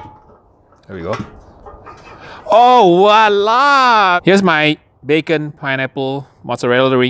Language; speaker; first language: English; native; English